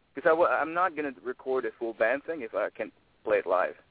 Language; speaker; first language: English; non-native, local second language; Filipino